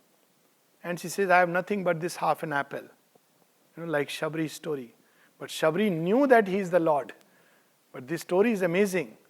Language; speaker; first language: English; non-native, local second language; Hindi